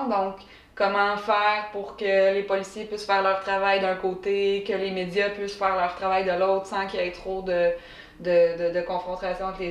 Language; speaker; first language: French; native; French